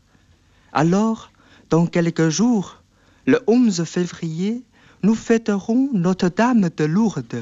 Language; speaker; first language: French; non-native, fluent; Chinese